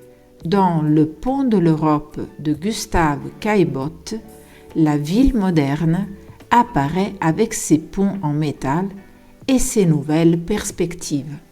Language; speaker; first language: French; non-native, fluent; Italian